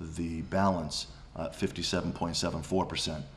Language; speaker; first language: English; native; English